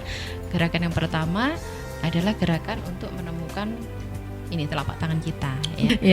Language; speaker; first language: Indonesian; native; Indonesian